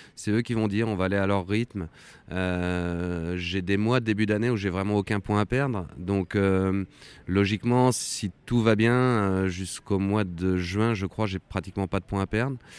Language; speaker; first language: French; native; French